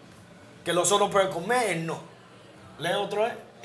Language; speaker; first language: Spanish; non-native, learner; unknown